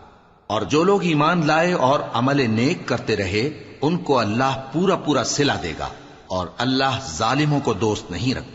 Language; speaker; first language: Urdu; native; Urdu